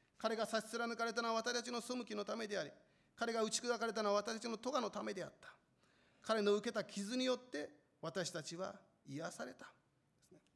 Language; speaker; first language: Japanese; non-native, fluent; Korean